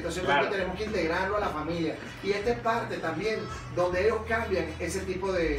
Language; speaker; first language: Spanish; native; Spanish